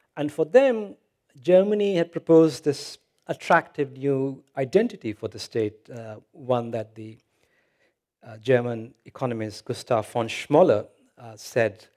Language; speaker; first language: English; non-native, local second language; Hindi